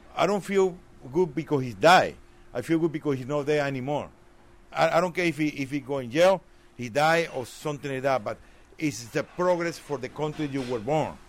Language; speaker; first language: English; non-native, fluent; Spanish